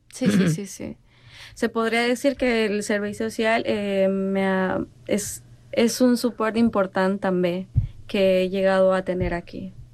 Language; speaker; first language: Catalan; non-native, learner; Spanish